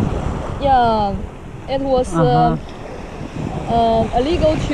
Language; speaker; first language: English; non-native, learner; Chinese